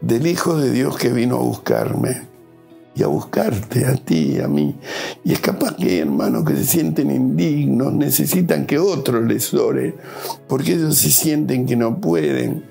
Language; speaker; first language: Spanish; native; Spanish